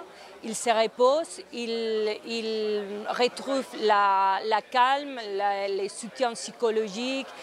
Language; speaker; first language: French; non-native, fluent; Spanish